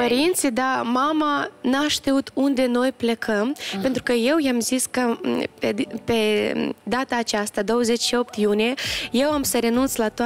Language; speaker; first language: Romanian; non-native, local second language; Russian